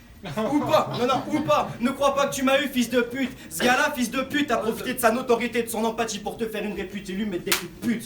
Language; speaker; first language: French; native; French